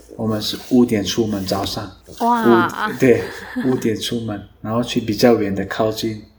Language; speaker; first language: Chinese; non-native, learner; Kurdish